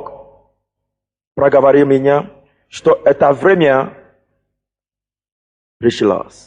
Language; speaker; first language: Russian; non-native, fluent; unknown